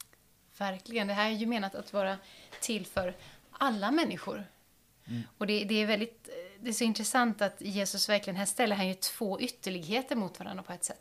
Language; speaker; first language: Swedish; native; Swedish